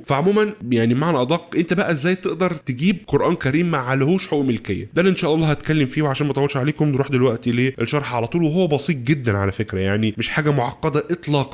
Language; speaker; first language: Arabic; native; Arabic